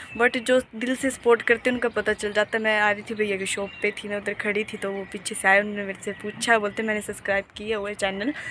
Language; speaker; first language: Hindi; native; Hindi